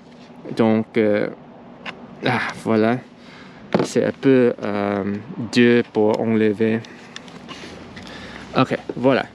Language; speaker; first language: French; non-native, learner; English